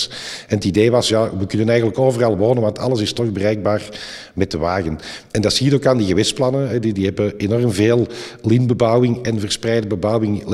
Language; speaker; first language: Dutch; native; Dutch